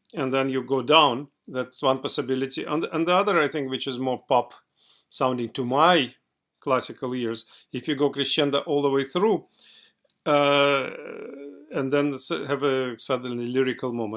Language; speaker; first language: English; non-native, fluent; Russian